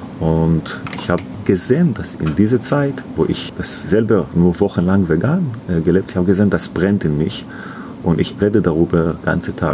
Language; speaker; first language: German; non-native, learner; Hebrew